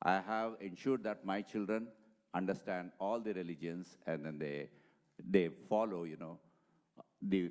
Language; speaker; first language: English; non-native, local second language; Telugu